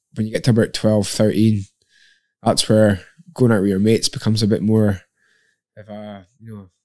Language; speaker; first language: English; native; English